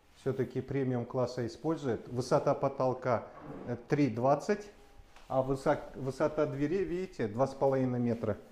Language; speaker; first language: Russian; non-native, local second language; Kazakh